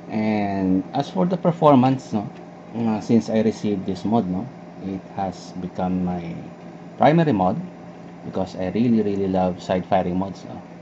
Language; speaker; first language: English; non-native, local second language; Filipino